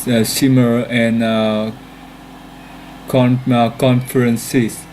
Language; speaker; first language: English; non-native, learner; Vietnamese